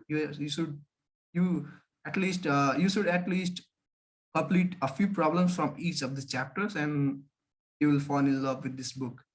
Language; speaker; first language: English; non-native, local second language; Nepali